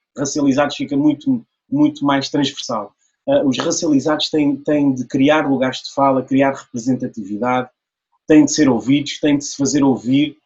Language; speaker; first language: Portuguese; native; Portuguese